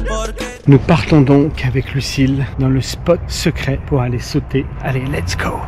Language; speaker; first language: French; native; French